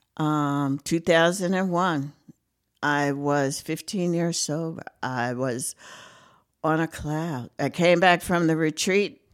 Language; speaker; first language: English; native; English